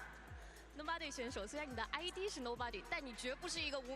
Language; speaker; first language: Chinese; native; Chinese